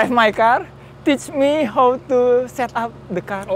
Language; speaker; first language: English; non-native, learner; Indonesian